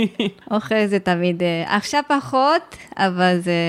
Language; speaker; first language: Hebrew; non-native, learner; Japanese